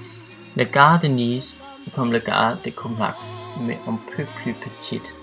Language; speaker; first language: French; non-native, learner; Danish